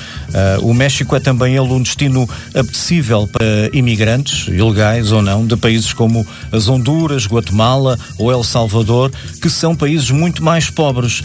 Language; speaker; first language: Portuguese; native; Portuguese